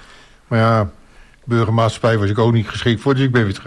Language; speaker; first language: Dutch; native; Dutch